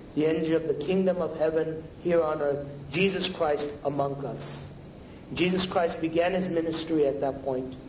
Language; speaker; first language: English; native; English